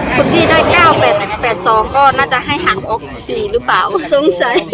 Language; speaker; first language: Thai; native; Thai